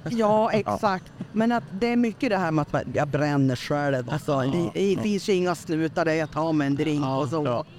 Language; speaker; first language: Swedish; native; Swedish